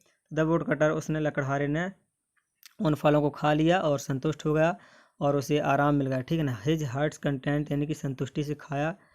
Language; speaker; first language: Hindi; native; Hindi